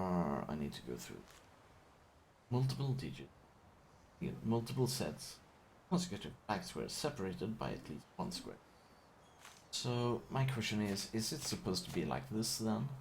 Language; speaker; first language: English; non-native, fluent; Chinese